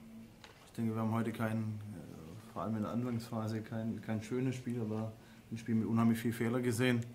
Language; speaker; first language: German; native; German